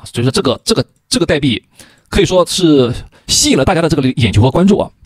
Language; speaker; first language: Chinese; native; Chinese